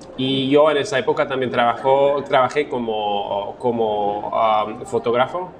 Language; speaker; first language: Spanish; non-native, fluent; Slovak